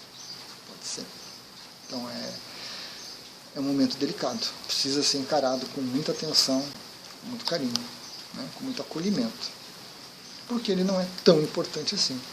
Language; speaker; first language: Portuguese; native; Portuguese